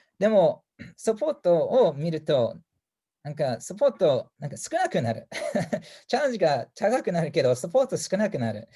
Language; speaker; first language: Japanese; non-native, fluent; English